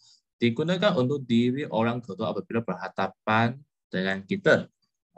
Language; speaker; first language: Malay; non-native, local second language; Chinese